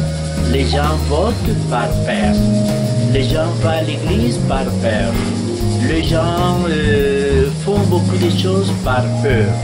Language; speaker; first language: French; non-native, fluent; Spanish